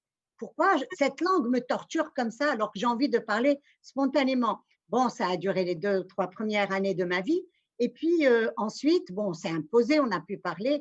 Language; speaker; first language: French; non-native, local second language; Arabic